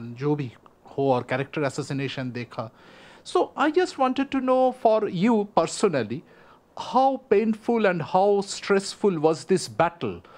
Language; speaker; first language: Hindi; native; Hindi